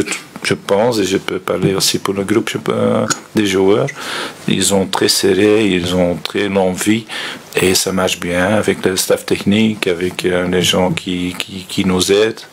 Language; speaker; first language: French; non-native, fluent; Dutch